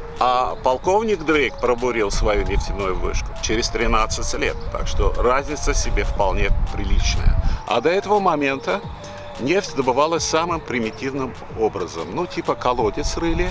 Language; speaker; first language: Russian; native; Russian